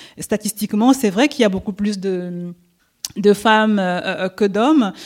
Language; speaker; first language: French; native; French